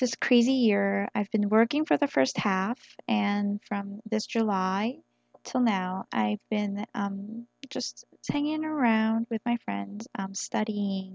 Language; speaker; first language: English; non-native, fluent; Korean